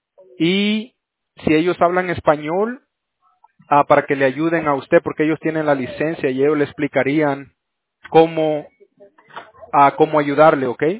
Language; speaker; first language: Spanish; early bilingual, heritage; Spanish